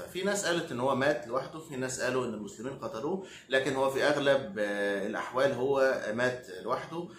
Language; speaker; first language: Arabic; native; Arabic